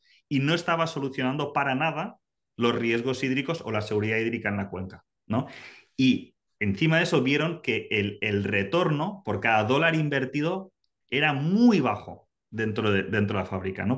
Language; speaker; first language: Spanish; native; Spanish